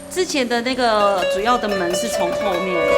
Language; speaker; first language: Chinese; native; Chinese